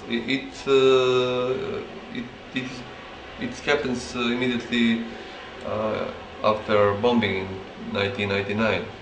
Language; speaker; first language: English; non-native, learner; Serbian